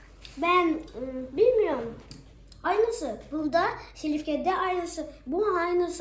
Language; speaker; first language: Turkish; early bilingual, other home language; Russian